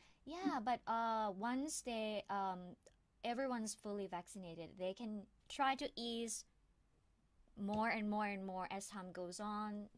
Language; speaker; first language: English; non-native, fluent; Thai